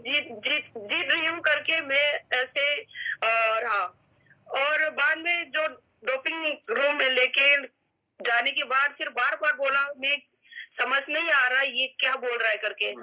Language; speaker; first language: Hindi; non-native, local second language; Manipuri